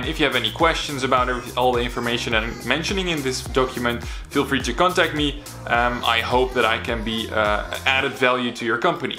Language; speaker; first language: English; non-native, fluent; Dutch